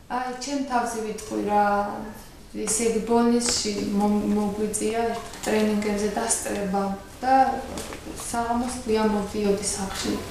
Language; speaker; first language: Georgian; non-native, local second language; Azerbaijani